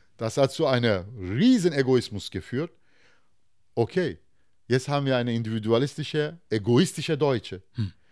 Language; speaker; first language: German; non-native, fluent; Turkish